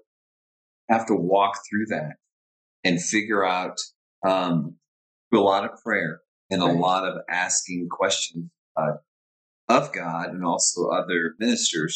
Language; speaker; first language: English; native; English